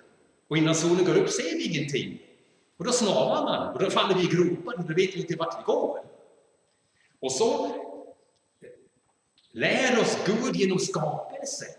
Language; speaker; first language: Swedish; non-native, fluent; German